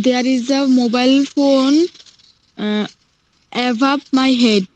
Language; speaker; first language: English; non-native, learner; Bangla